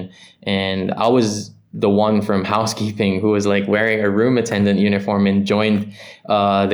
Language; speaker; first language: English; non-native, local second language; Filipino